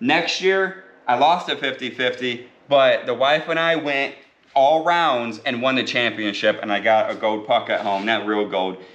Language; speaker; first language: English; native; English